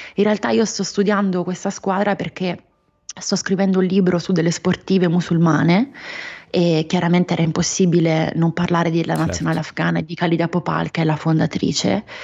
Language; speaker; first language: Italian; native; Italian